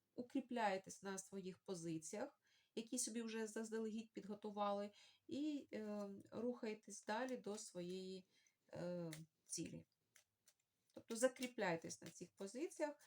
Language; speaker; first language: Ukrainian; non-native, local second language; Russian